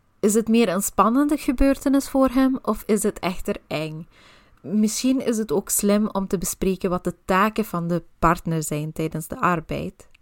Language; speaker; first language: Dutch; non-native, local second language; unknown